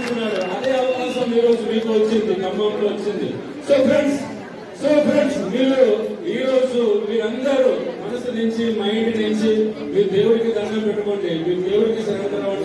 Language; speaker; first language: Telugu; native; Telugu